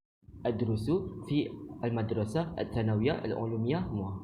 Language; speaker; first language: Arabic; non-native, learner; Malay